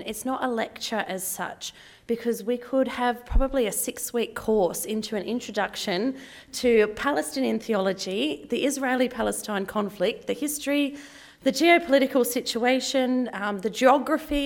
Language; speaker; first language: English; native; English